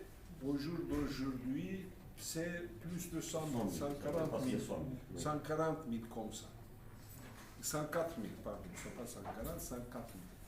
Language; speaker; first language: French; non-native, fluent; Turkish